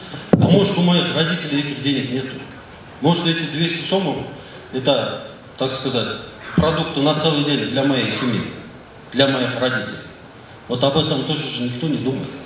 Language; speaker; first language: Russian; non-native, local second language; Kyrgyz